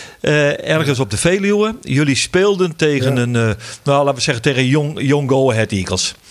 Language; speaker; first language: Dutch; non-native, local second language; Western Frisian